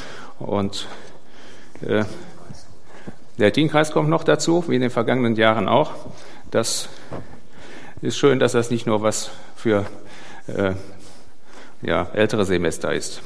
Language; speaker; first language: German; native; German